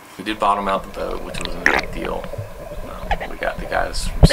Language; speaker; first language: English; native; English